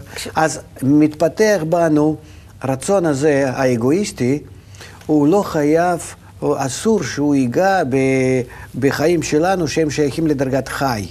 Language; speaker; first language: Hebrew; non-native, fluent; Russian